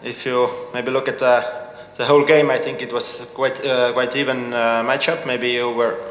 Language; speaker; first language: English; non-native, fluent; Estonian